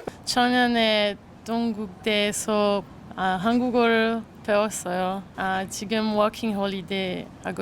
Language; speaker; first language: Korean; non-native, learner; French